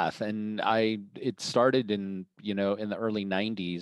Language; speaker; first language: English; native; English